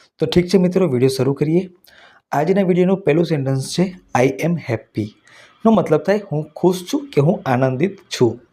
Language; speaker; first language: Gujarati; non-native, local second language; Hindi